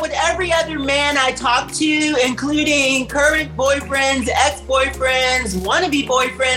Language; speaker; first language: English; native; English